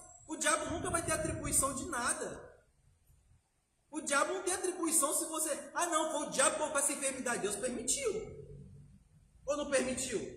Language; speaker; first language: Portuguese; native; Portuguese